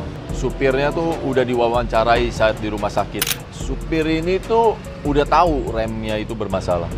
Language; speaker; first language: Indonesian; native; Indonesian